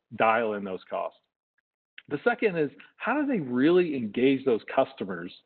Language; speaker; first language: English; native; English